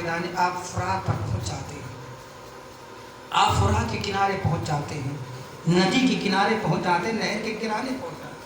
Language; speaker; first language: Urdu; native; Urdu